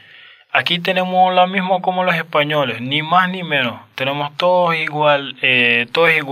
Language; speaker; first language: Spanish; non-native, learner; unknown